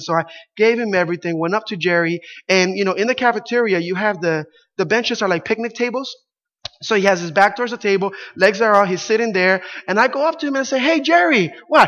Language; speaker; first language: English; early bilingual, other home language; Spanish